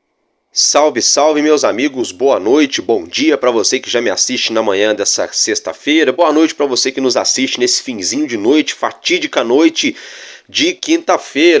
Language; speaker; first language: Portuguese; native; Portuguese